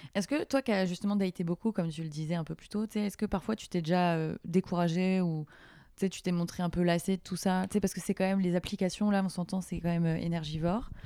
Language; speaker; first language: French; native; French